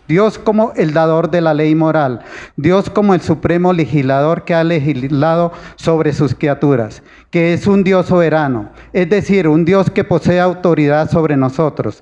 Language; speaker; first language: Spanish; native; Spanish